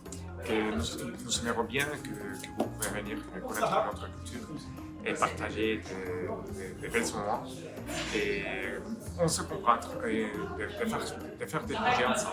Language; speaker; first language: French; non-native, fluent; Spanish